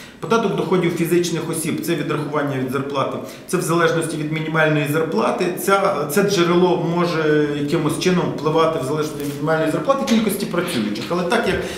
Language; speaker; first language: Ukrainian; native; Ukrainian